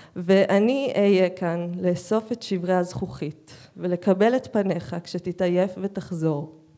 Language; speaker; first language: Hebrew; native; Hebrew